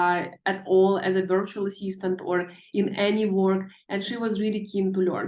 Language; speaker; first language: English; non-native, fluent; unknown